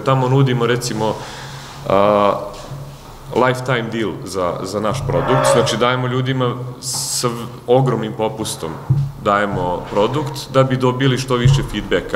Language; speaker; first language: Serbian; native; Serbian